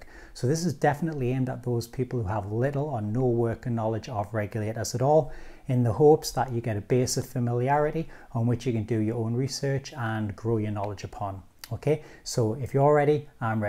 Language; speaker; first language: English; native; English